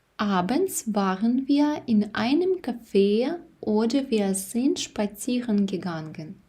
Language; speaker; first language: German; non-native, fluent; Ukrainian